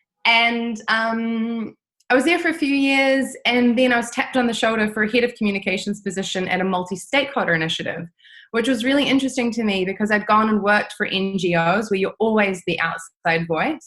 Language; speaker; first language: English; native; English